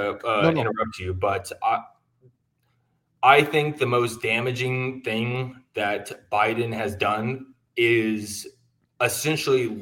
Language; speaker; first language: English; native; English